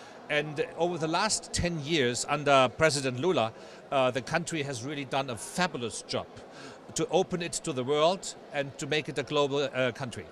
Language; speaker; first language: English; non-native, fluent; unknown